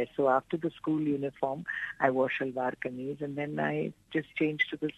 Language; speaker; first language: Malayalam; non-native, local second language; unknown